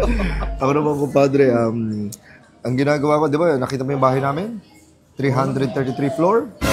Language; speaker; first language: Filipino; native; Filipino